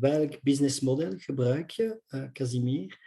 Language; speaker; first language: Dutch; non-native, local second language; French